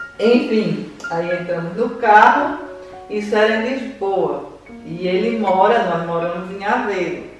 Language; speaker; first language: Portuguese; native; Portuguese